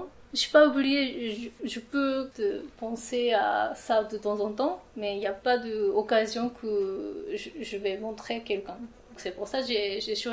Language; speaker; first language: French; non-native, fluent; Japanese